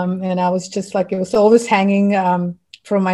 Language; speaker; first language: English; non-native, fluent; Russian